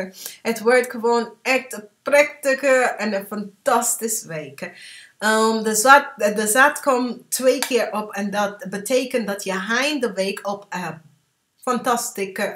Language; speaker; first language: Dutch; early bilingual, heritage; English